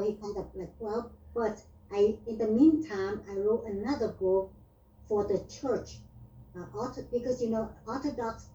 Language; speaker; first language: English; non-native, learner; Vietnamese